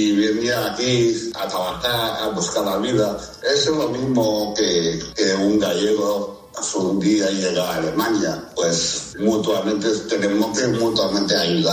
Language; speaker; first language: Spanish; non-native, fluent; Chinese